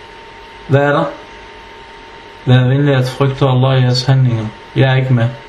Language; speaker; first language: Danish; early bilingual, other home language; Arabic